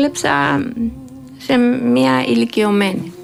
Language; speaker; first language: Greek; non-native, learner; Georgian